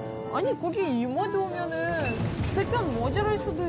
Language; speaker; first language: Korean; non-native, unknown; Russian